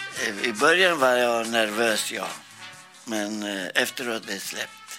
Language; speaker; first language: Swedish; non-native, learner; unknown